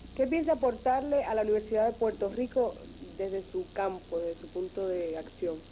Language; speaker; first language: Spanish; native; Spanish